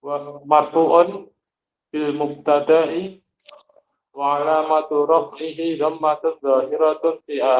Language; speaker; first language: Arabic; non-native, learner; Indonesian